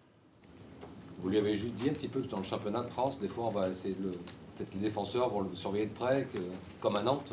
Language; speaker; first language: French; native; French